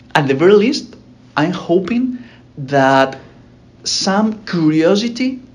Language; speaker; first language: English; non-native, fluent; Spanish